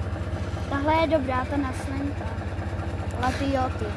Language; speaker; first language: Czech; native; Czech